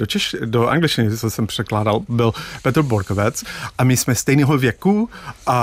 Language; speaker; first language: Czech; non-native, fluent; English